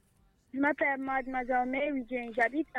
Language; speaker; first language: French; non-native, learner; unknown